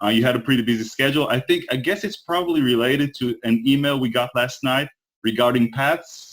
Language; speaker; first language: English; non-native, fluent; Hebrew